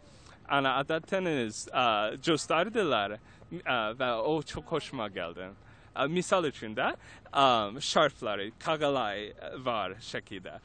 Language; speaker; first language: Turkish; non-native, learner; English